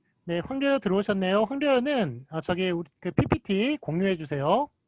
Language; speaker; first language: Korean; native; Korean